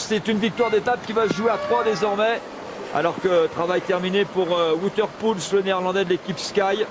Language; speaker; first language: French; native; French